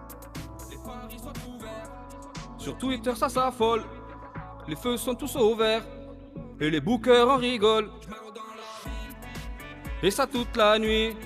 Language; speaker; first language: French; native; French